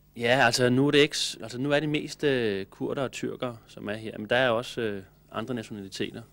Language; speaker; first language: Danish; native; Danish